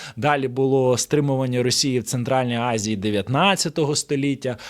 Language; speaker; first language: Ukrainian; non-native, local second language; Russian